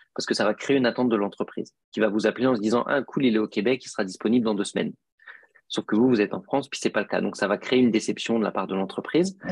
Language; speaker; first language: French; native; French